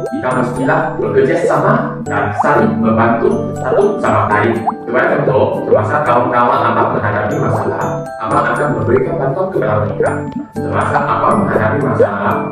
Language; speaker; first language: Malay; non-native, local second language; Chinese